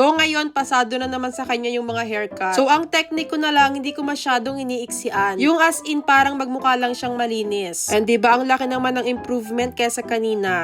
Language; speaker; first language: Filipino; native; Filipino